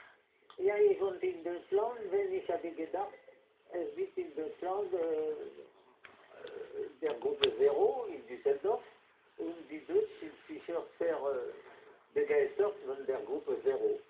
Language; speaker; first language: German; non-native, fluent; French